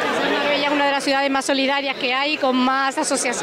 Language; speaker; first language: Spanish; native; Spanish